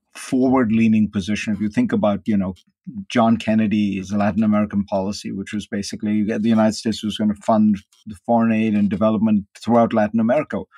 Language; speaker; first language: English; non-native, local second language; Hindi